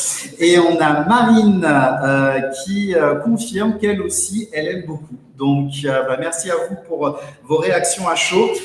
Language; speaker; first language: French; native; French